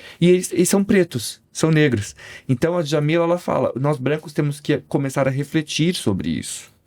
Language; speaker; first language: Portuguese; native; Portuguese